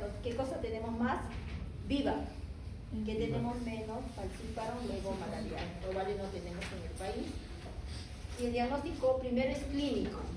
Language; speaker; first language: Spanish; native; Spanish